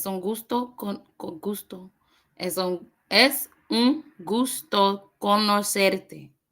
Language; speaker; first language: Spanish; non-native, learner; English